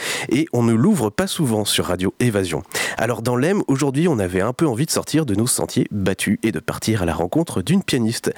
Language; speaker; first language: French; native; French